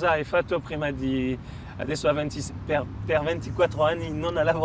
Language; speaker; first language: Italian; non-native, fluent; French